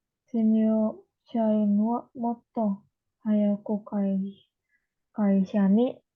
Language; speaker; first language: Japanese; non-native, learner; Indonesian